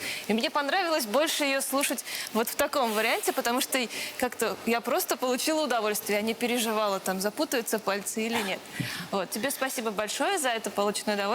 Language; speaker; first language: Russian; native; Russian